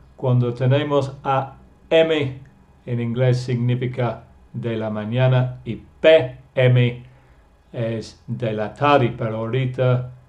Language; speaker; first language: Spanish; non-native, fluent; English